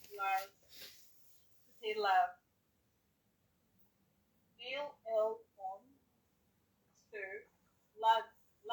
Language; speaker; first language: French; non-native, learner; English